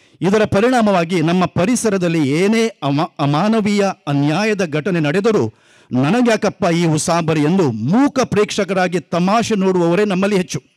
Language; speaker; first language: Kannada; non-native, local second language; Konkani